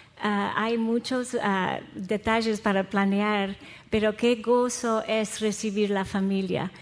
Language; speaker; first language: Spanish; non-native, fluent; English